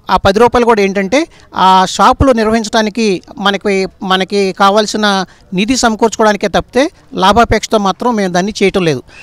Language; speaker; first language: Telugu; native; Telugu